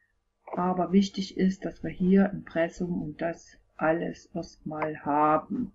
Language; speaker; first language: German; native; German